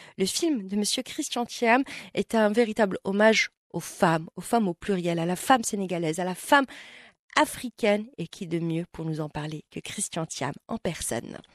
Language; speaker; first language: French; non-native, local second language; Arabic